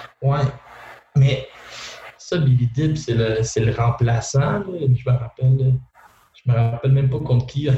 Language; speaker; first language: French; native; French